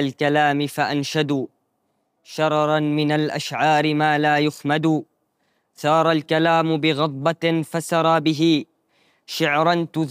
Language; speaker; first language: Arabic; native; Arabic